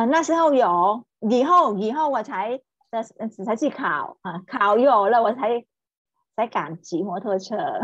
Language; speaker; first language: Chinese; non-native, fluent; Vietnamese